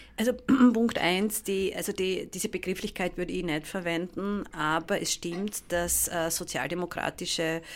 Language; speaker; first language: German; native; German